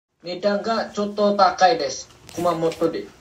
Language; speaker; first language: Japanese; non-native, learner; Indonesian